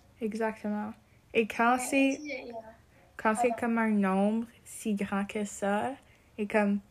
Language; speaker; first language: French; non-native, local second language; English